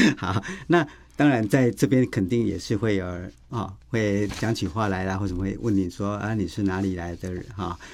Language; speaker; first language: Chinese; native; Chinese